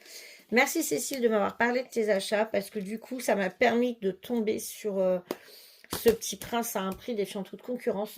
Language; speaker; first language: French; native; French